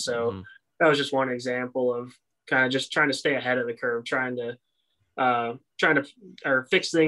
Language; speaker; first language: English; native; English